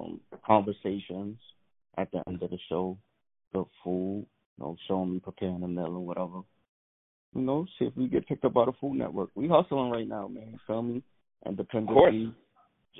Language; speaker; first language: English; native; English